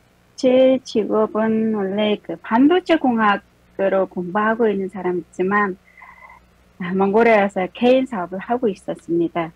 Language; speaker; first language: Korean; non-native, fluent; Mongolian